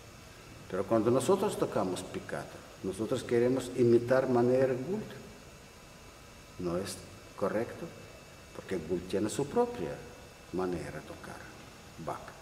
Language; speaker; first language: Spanish; non-native, learner; Russian